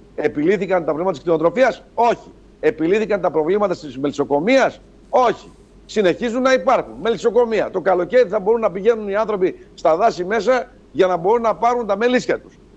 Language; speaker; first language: Greek; native; Greek